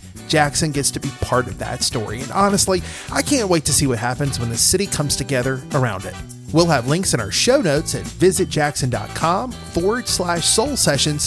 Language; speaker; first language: English; native; English